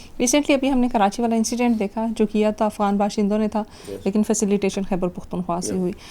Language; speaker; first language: Urdu; non-native, local second language; Pashto